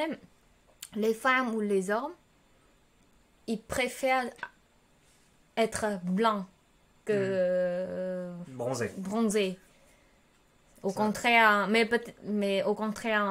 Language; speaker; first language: French; non-native, learner; Khmer